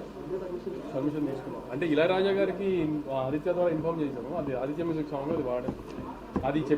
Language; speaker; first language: Telugu; native; Telugu